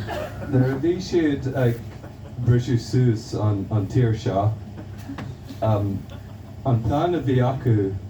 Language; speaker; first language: Irish; non-native, local second language; English